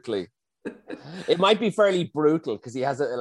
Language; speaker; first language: English; native; English